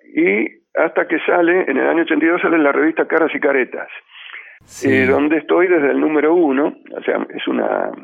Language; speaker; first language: Spanish; native; Spanish